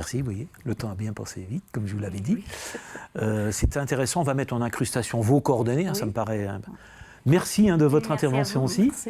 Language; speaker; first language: French; native; French